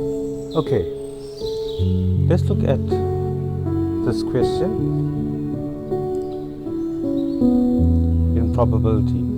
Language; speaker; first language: English; native; English